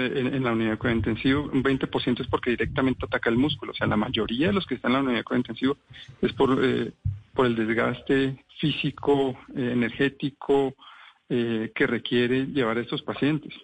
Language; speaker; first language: Spanish; native; Spanish